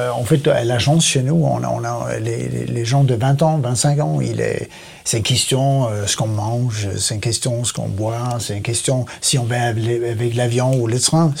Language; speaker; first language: French; non-native, learner; Danish